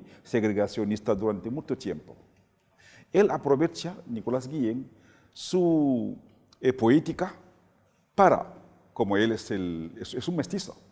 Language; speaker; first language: Spanish; non-native, fluent; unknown